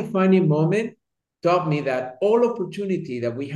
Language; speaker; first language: English; early bilingual, other home language; Spanish